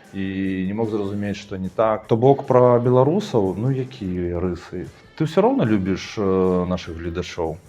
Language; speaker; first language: Belarusian; non-native, local second language; Russian